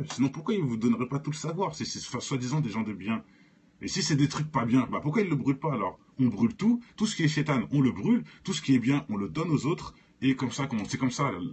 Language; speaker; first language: French; native; French